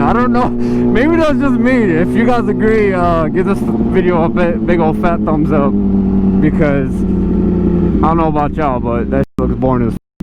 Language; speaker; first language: English; native; English